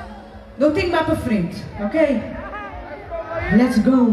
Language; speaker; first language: Portuguese; non-native, local second language; Kabuverdianu